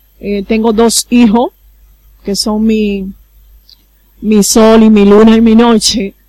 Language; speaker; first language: Spanish; native; Spanish